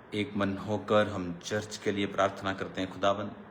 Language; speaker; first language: Hindi; non-native, local second language; Punjabi